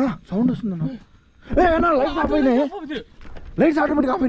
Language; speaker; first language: Telugu; native; Telugu